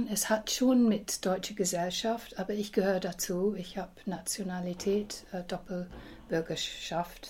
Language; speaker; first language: German; early bilingual, heritage; English